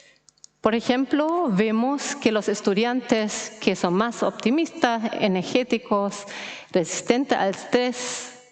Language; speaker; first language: Spanish; non-native, fluent; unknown